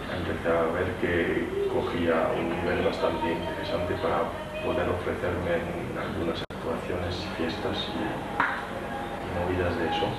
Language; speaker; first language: Spanish; non-native, fluent; French